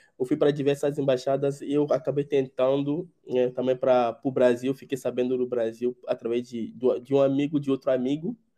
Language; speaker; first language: Portuguese; non-native, fluent; Ewe